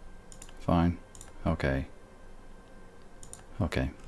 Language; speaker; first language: English; native; English